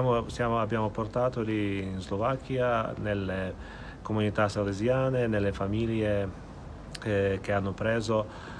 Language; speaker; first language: Italian; non-native, fluent; Ukrainian